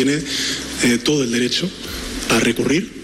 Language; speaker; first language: Spanish; native; Spanish